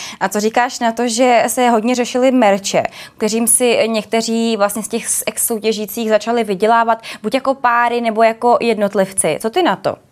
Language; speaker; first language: Czech; native; Czech